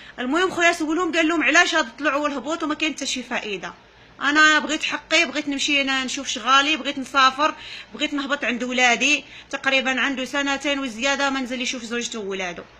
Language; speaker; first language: Arabic; native; Arabic